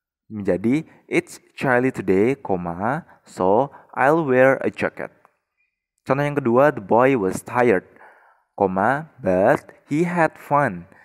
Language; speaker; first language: English; non-native, fluent; Indonesian